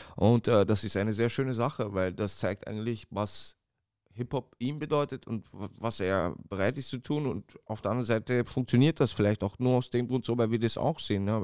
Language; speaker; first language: German; native; German